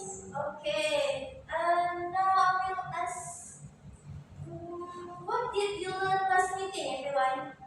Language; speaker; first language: English; non-native, learner; Indonesian